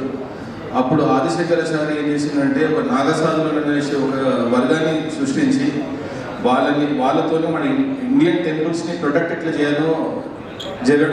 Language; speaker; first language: Telugu; native; Telugu